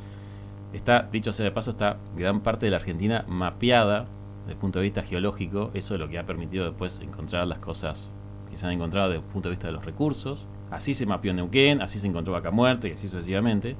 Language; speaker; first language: Spanish; native; Spanish